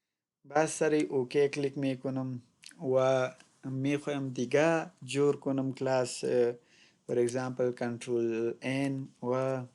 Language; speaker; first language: Persian; non-native, local second language; Pashto